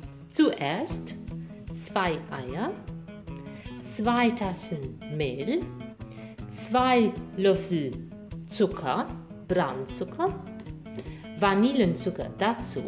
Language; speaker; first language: German; non-native, learner; Romanian